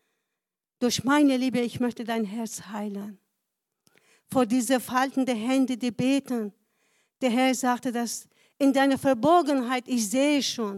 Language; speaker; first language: German; non-native, fluent; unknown